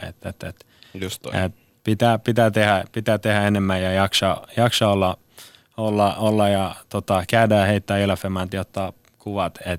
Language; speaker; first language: Finnish; non-native, fluent; Persian